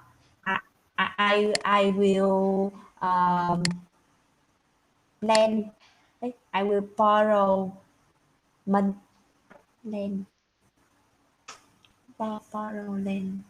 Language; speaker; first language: English; non-native, learner; Vietnamese